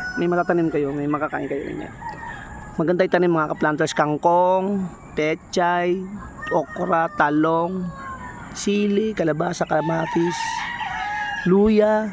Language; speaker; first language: Filipino; non-native, local second language; Bikol